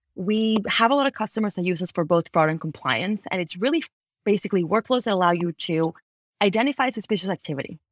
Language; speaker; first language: English; non-native, fluent; Spanish